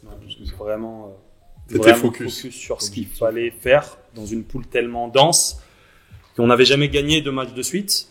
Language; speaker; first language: French; native; French